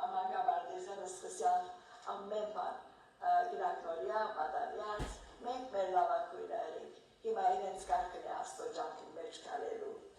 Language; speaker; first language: Armenian; early bilingual, heritage; Armenian